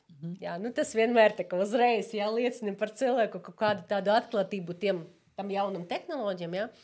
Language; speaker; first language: Latvian; non-native, local second language; Russian